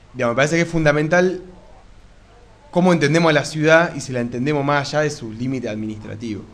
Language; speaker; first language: Spanish; native; Spanish